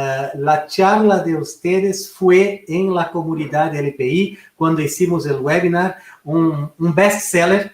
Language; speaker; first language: Spanish; non-native, fluent; Portuguese